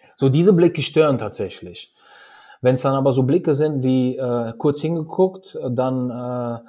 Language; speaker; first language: German; early bilingual, other home language; Russian